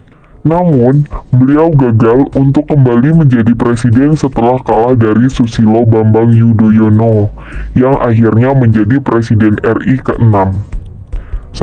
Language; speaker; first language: Indonesian; native; Indonesian